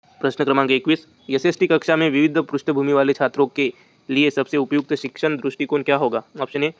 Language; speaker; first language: Hindi; non-native, local second language; Marathi